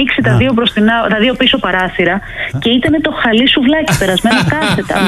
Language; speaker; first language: Greek; native; Greek